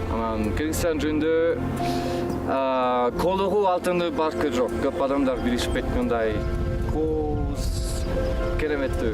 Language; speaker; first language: Kyrgyz; non-native, learner; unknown